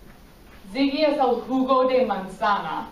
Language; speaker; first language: Spanish; non-native, fluent; English